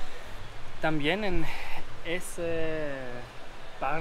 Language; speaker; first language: Spanish; non-native, learner; German